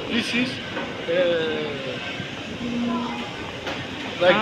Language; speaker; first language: English; non-native, learner; Turkish